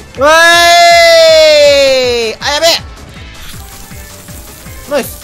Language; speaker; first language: Japanese; native; Japanese